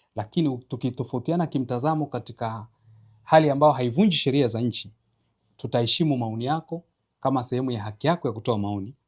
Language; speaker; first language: Swahili; native; Swahili